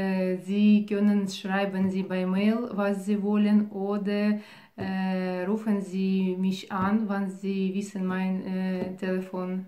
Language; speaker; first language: German; non-native, learner; Russian